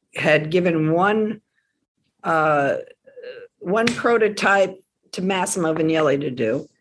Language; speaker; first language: English; native; English